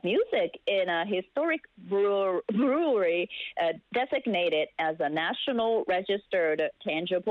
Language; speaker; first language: English; non-native, fluent; Japanese